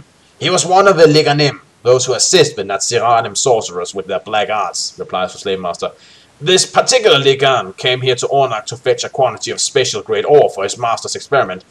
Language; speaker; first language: English; native; English